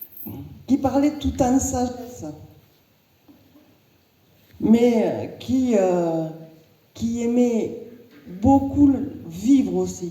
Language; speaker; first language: French; native; French